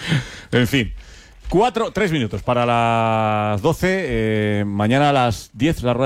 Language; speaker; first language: Spanish; native; Spanish